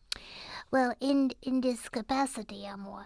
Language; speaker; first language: English; native; English